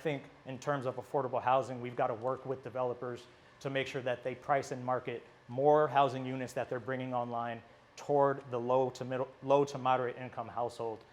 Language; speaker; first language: English; native; English